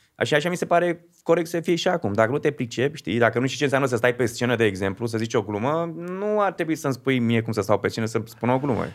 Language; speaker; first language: Romanian; native; Romanian